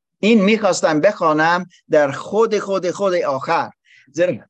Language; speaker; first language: Persian; non-native, learner; English